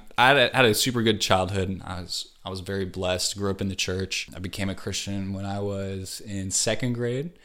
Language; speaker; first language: English; native; English